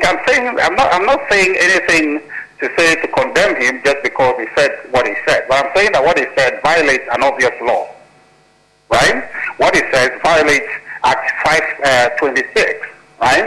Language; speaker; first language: English; non-native, local second language; Ewe